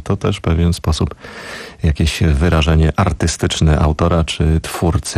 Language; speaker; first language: Polish; native; Polish